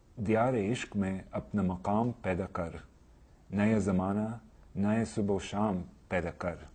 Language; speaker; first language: Urdu; non-native, fluent; English